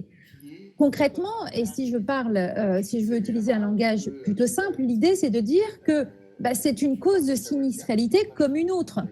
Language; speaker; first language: French; native; French